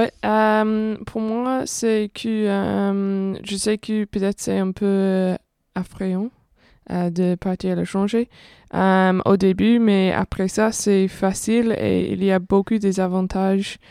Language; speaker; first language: French; non-native, fluent; English